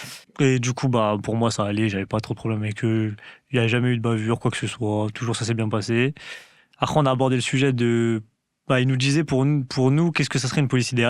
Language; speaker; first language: French; native; French